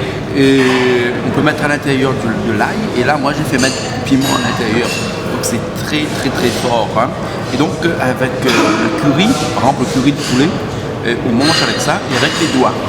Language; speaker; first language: French; native; French